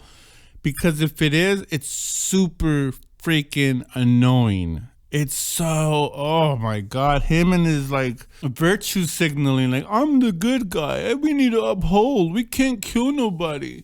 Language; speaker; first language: English; native; English